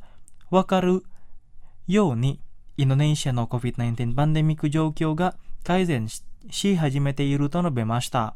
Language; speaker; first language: Japanese; non-native, fluent; Indonesian